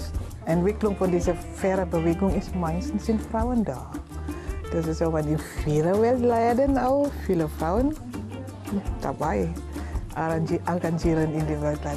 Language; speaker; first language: German; non-native, learner; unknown